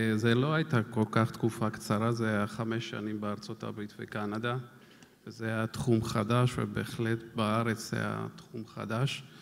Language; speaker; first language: Hebrew; non-native, fluent; Georgian